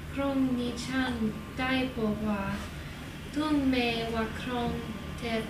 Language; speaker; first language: Thai; non-native, learner; English